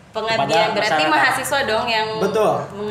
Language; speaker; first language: Indonesian; native; Indonesian